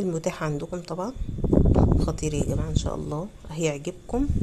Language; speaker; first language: Arabic; native; Arabic